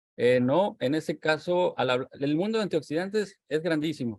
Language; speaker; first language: Spanish; native; Spanish